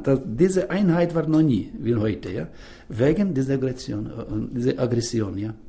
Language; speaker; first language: German; non-native, learner; Ukrainian